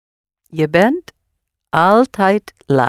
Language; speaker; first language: Dutch; non-native, learner; English